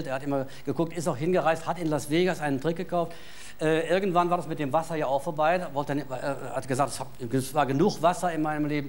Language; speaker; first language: German; native; German